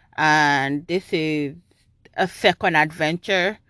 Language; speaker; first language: English; non-native, local second language; Yoruba